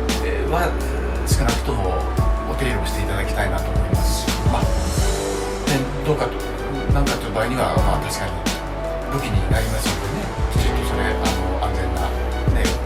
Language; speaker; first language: Japanese; native; Japanese